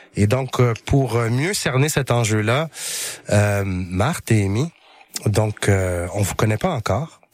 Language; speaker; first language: French; native; French